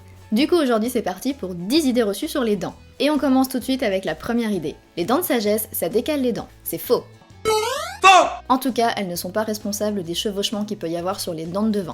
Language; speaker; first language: French; native; French